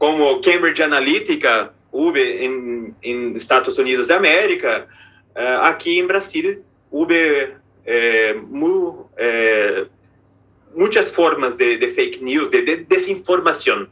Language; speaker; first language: Spanish; non-native, fluent; Portuguese